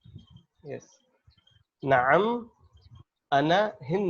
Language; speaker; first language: Arabic; non-native, fluent; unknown